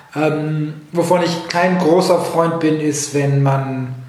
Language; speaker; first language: German; native; German